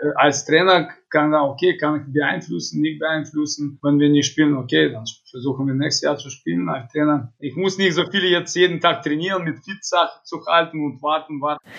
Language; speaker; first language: German; non-native, fluent; Russian